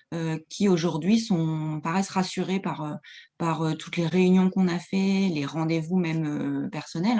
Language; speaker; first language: French; native; French